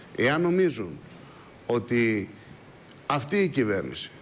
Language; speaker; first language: Greek; native; Greek